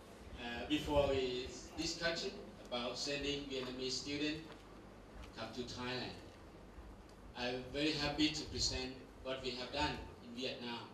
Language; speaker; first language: English; non-native, learner; Thai